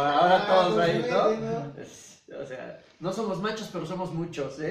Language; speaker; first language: Spanish; native; Spanish